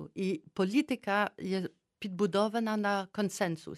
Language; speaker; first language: Ukrainian; early bilingual, heritage; Ukrainian